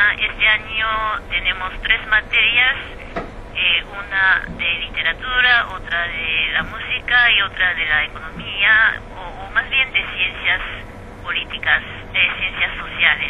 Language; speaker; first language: Spanish; non-native, fluent; Japanese